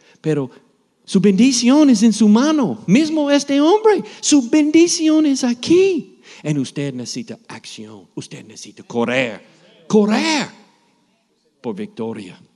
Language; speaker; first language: Spanish; non-native, learner; English